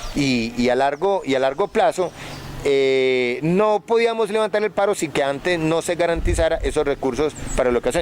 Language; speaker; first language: Spanish; native; Spanish